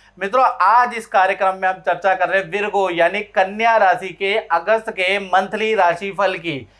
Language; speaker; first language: Hindi; native; Hindi